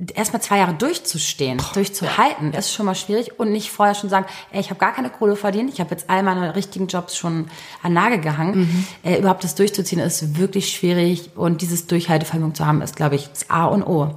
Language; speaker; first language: German; native; German